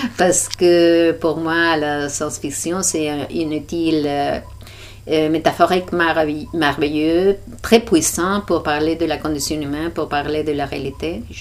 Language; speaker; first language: French; non-native, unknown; Spanish